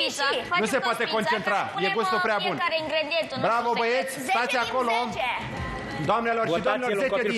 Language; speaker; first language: Romanian; native; Romanian